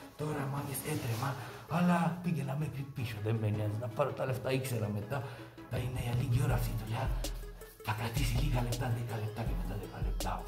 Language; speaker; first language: Greek; non-native, fluent; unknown